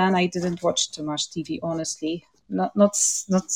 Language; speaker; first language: English; non-native, fluent; Polish